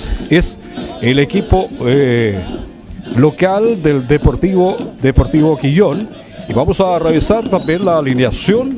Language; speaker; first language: Spanish; native; Spanish